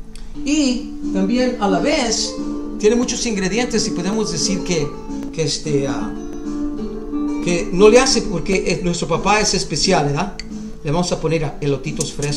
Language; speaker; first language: Spanish; early bilingual, other home language; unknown